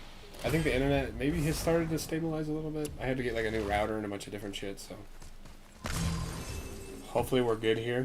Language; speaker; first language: English; native; English